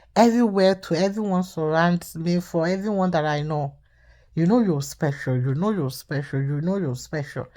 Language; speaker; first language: English; non-native, local second language; Yoruba